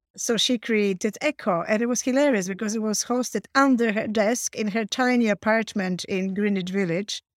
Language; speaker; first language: English; non-native, fluent; Polish